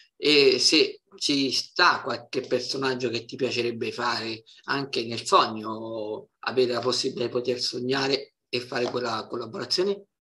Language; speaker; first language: Italian; native; Italian